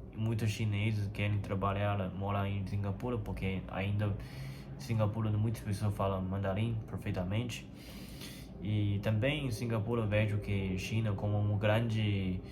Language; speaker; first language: Portuguese; non-native, fluent; Chinese